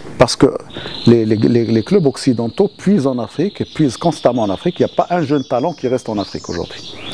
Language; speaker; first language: French; non-native, local second language; Arabic